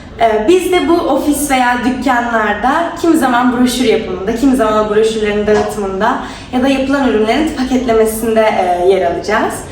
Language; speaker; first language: Turkish; native; Turkish